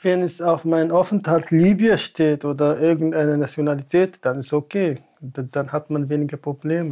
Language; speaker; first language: German; non-native, fluent; Tamasheq